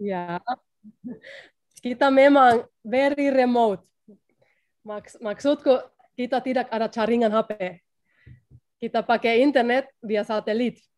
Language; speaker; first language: Indonesian; non-native, learner; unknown